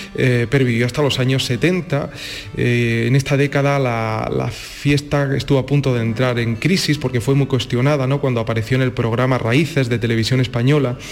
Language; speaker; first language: Spanish; native; Spanish